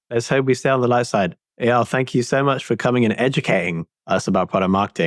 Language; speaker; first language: English; native; English